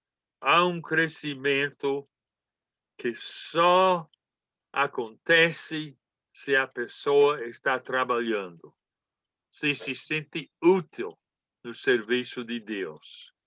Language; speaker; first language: Portuguese; non-native, fluent; English